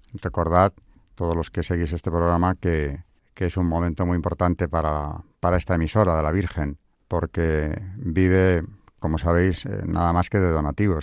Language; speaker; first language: Spanish; native; Spanish